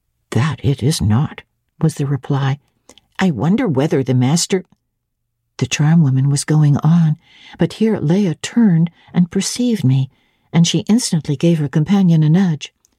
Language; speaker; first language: English; native; English